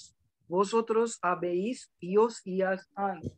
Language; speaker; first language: Spanish; non-native, learner; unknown